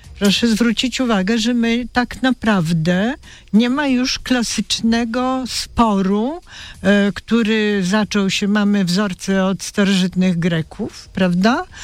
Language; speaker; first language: Polish; non-native, fluent; Bulgarian